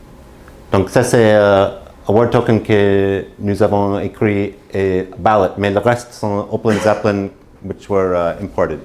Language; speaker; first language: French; non-native, learner; English